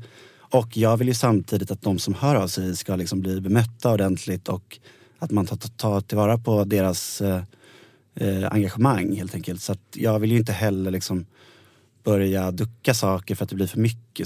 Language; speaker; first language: Swedish; native; Swedish